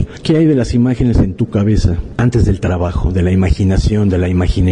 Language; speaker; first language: Spanish; native; Spanish